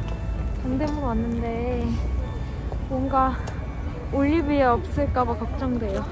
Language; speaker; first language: Korean; non-native, fluent; Russian